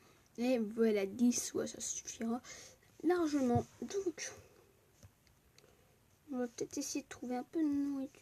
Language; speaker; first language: French; native; French